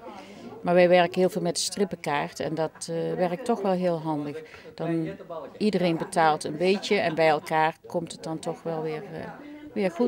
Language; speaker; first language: Dutch; native; Dutch